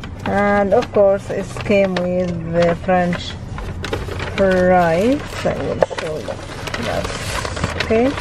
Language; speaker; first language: English; non-native, learner; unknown